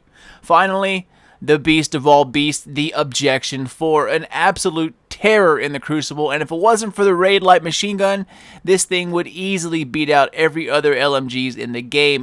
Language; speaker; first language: English; native; English